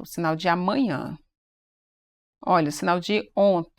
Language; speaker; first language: Portuguese; native; Portuguese